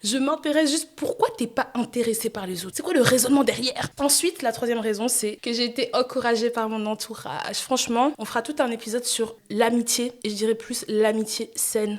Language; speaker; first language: French; native; French